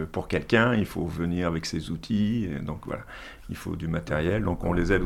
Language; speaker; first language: French; native; French